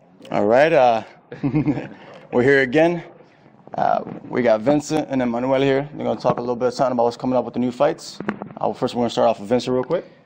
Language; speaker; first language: English; early bilingual, other home language; Spanish